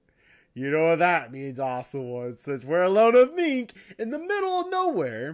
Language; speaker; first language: English; native; English